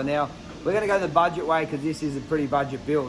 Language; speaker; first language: English; native; English